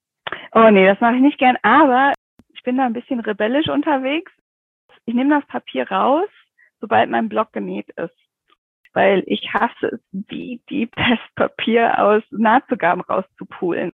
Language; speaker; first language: German; native; German